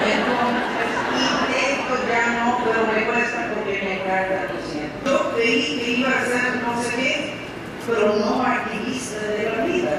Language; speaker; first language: Spanish; non-native, fluent; English